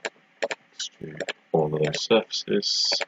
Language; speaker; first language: English; native; English